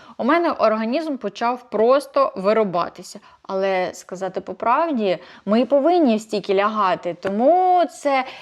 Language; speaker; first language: Ukrainian; non-native, local second language; Russian